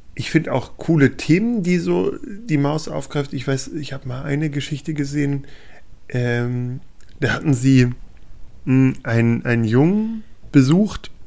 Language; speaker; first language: German; native; German